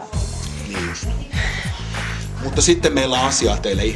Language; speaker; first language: Finnish; native; Finnish